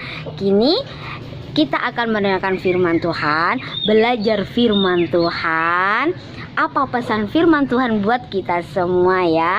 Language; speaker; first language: Indonesian; non-native, local second language; Javanese